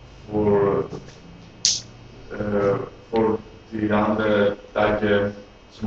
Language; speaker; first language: German; non-native, learner; Greek